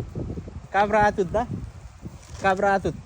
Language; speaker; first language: Romanian; non-native, learner; Nepali